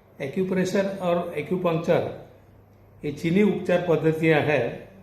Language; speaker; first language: Hindi; non-native, local second language; Marathi